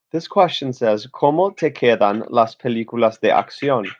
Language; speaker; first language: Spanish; non-native, fluent; English